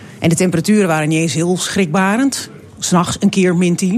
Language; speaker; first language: Dutch; native; Dutch